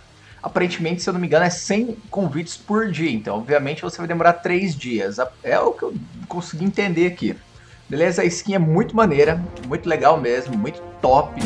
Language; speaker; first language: Portuguese; native; Portuguese